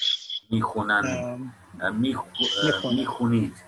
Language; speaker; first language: Persian; non-native, fluent; Urdu